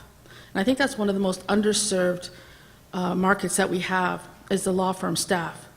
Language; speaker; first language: English; native; English